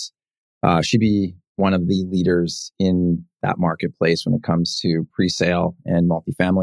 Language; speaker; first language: English; native; English